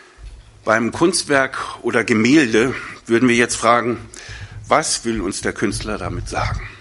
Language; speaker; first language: German; native; German